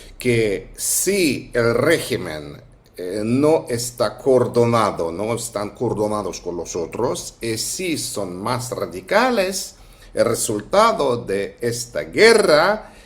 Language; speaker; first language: Spanish; non-native, fluent; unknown